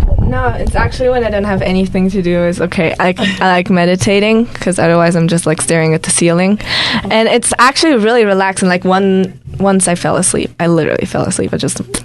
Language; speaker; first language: English; non-native, fluent; Italian